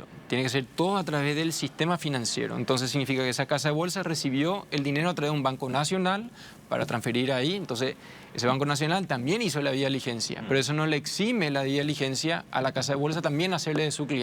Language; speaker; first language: Spanish; native; Spanish